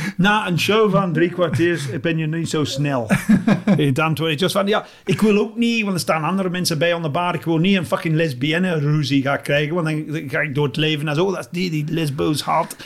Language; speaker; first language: Dutch; non-native, fluent; English